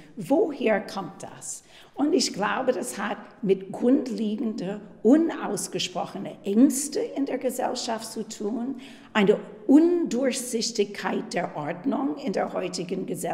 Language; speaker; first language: German; non-native, fluent; English